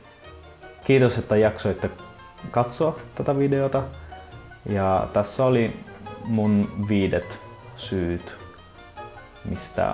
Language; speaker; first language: Finnish; non-native, fluent; Italian